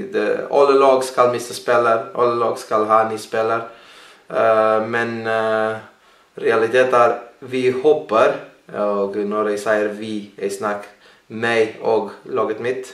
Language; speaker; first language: Norwegian; non-native, learner; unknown